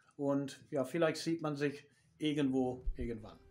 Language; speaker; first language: German; non-native, fluent; English